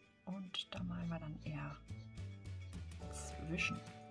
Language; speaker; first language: German; native; German